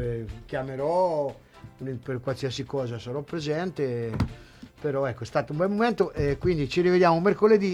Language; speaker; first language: Italian; native; Italian